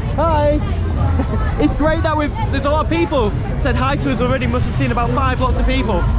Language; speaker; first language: English; native; English